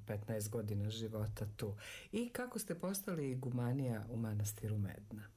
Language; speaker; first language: Serbian; native; Serbian